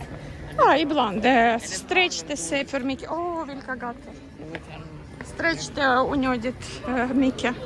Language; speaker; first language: Swedish; non-native, learner; Russian